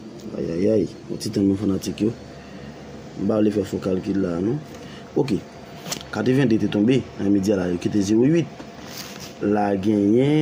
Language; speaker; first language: French; non-native, local second language; Haitian Creole